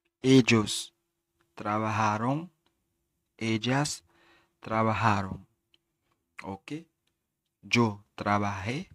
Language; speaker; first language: Spanish; non-native, fluent; Haitian Creole